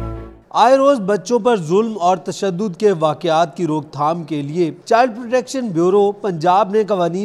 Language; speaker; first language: Urdu; native; Urdu